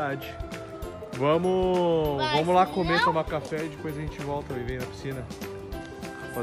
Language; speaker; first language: Portuguese; native; Portuguese